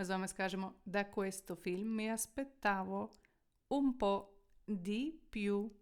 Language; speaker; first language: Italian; non-native, fluent; Ukrainian